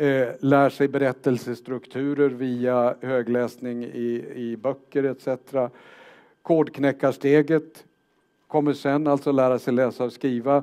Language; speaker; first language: Swedish; native; Swedish